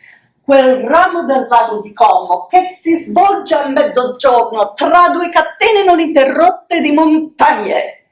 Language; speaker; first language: Italian; non-native, fluent; English